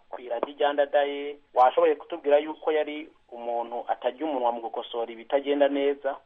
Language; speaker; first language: Rundi; early bilingual, heritage; Rundi